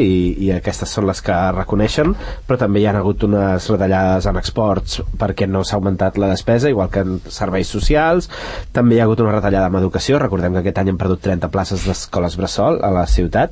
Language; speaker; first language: Catalan; native; Catalan